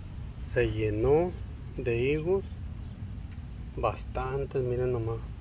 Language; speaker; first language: Spanish; native; Spanish